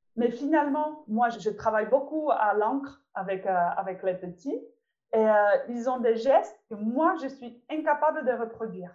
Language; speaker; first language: French; non-native, fluent; Czech